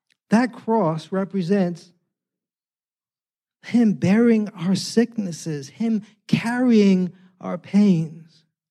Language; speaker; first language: English; early bilingual, other home language; Spanish